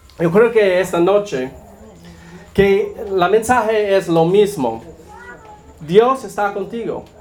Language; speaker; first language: Spanish; non-native, learner; English